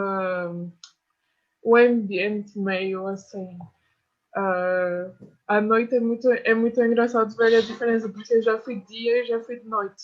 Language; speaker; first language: Portuguese; non-native, fluent; French